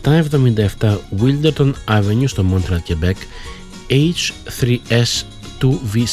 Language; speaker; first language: Greek; native; Greek